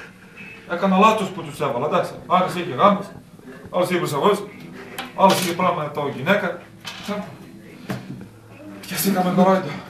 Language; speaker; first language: Greek; non-native, fluent; Serbian